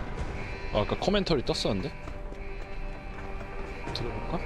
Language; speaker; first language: Korean; native; Korean